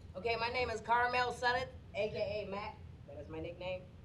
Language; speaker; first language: English; native; English